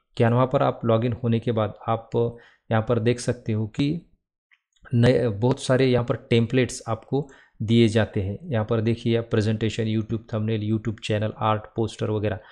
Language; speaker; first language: Hindi; non-native, local second language; Marathi